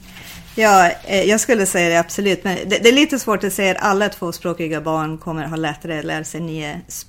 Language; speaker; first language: Swedish; non-native, fluent; English